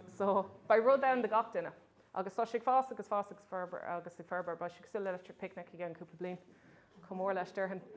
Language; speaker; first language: Irish; non-native, local second language; English